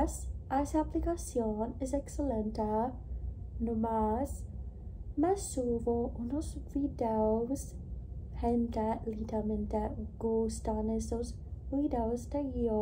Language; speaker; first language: Spanish; non-native, learner; English